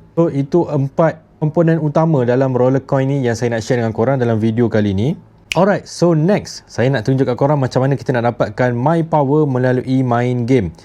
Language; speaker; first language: Malay; native; Malay